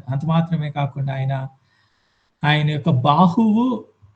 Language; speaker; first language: Telugu; native; Telugu